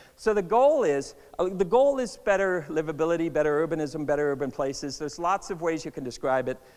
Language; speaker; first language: English; native; English